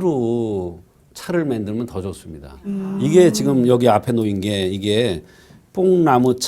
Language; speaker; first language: Korean; native; Korean